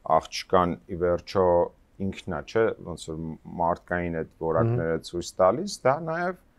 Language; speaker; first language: Armenian; native; Armenian